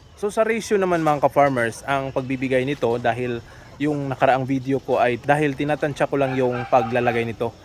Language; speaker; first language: Filipino; non-native, local second language; Cebuano